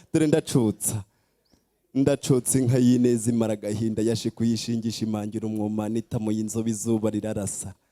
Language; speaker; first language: Kinyarwanda; native; Kinyarwanda